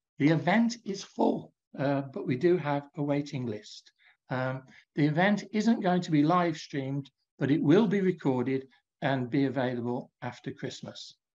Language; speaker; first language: English; native; English